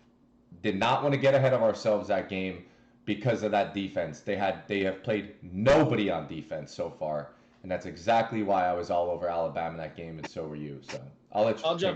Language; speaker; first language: English; native; English